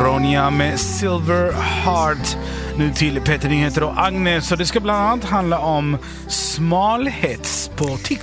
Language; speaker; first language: Swedish; native; Swedish